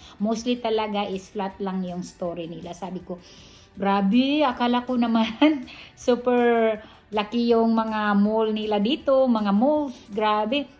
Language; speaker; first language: Filipino; non-native, local second language; Cebuano